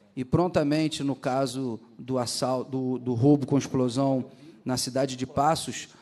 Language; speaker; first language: Portuguese; native; Portuguese